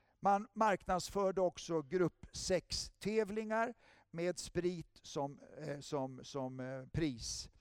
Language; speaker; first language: Swedish; native; Swedish